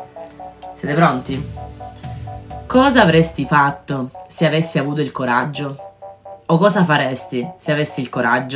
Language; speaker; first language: Italian; native; Italian